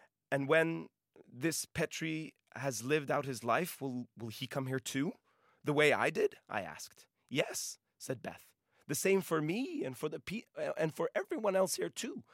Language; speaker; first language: English; non-native, local second language; Norwegian